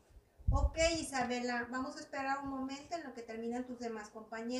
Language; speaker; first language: Spanish; native; Spanish